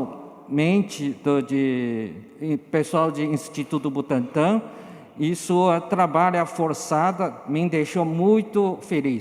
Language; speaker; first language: Portuguese; non-native, learner; Chinese